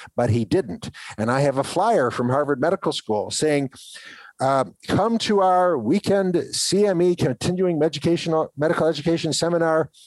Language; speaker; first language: English; native; English